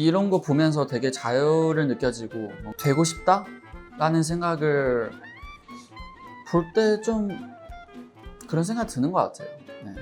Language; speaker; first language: Korean; non-native, fluent; Chinese